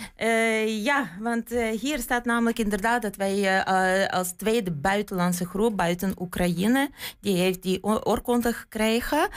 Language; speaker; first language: Dutch; non-native, fluent; Ukrainian